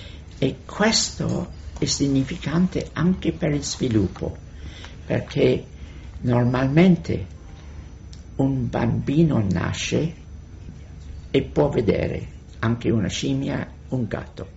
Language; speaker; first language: Italian; non-native, fluent; English